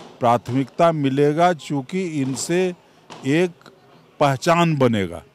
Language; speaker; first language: Hindi; native; Hindi